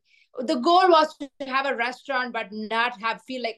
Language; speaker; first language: English; non-native, local second language; Urdu